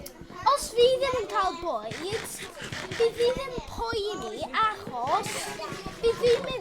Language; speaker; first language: Welsh; non-native, local second language; English